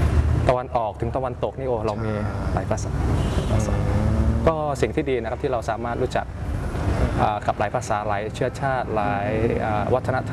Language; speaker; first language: Thai; early bilingual, other home language; Indonesian